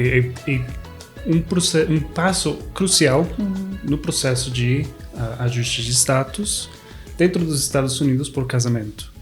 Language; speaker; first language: Portuguese; non-native, fluent; Spanish